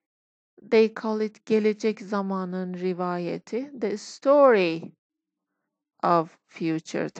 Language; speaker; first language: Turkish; non-native, fluent; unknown